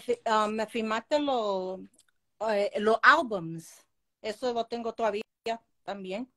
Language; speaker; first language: Spanish; early bilingual, heritage; Spanish